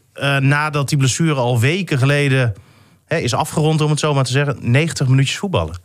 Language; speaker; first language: Dutch; native; Dutch